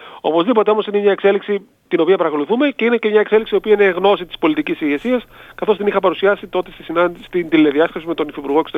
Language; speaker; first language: Greek; native; Greek